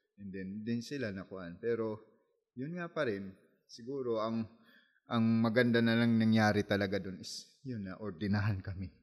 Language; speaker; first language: Filipino; non-native, local second language; Masbatenyo